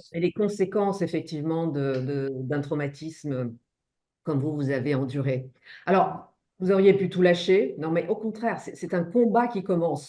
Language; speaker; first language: French; native; French